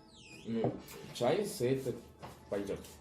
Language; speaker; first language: Russian; non-native, learner; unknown